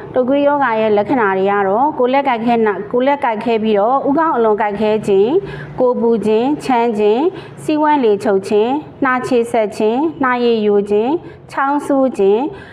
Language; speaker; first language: Burmese; native; Burmese